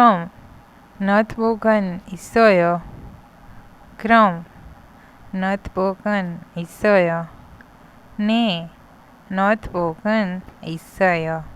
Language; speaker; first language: Korean; non-native, fluent; Hindi